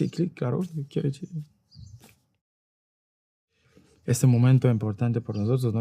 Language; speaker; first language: Spanish; non-native, learner; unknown